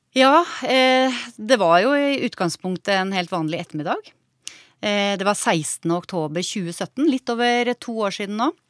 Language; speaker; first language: Norwegian; native; Norwegian